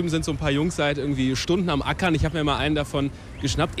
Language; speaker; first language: German; native; German